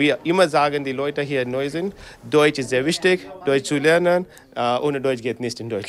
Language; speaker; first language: German; non-native, learner; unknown